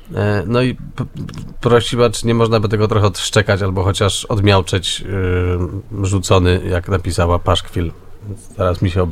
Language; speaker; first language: Polish; native; Polish